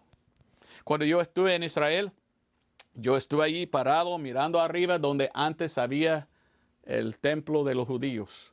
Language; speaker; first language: Spanish; non-native, fluent; English